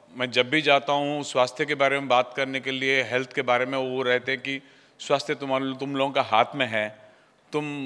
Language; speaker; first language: Hindi; non-native, local second language; Odia